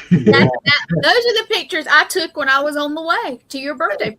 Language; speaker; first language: English; native; English